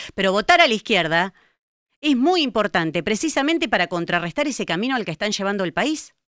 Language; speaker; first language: Spanish; native; Spanish